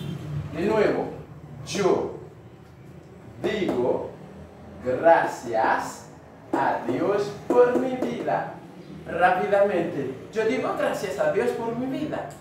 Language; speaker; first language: Spanish; non-native, fluent; Haitian Creole